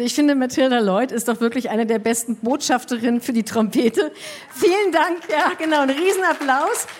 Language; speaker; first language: German; native; German